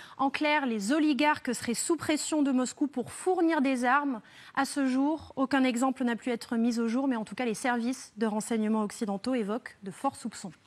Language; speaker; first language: French; native; French